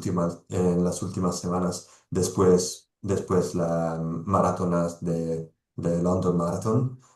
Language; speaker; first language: Spanish; non-native, fluent; Italian